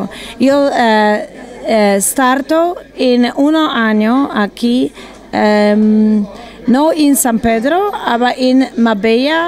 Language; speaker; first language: Spanish; non-native, learner; Polish